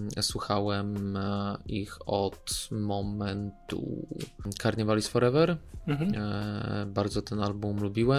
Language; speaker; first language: Polish; native; Polish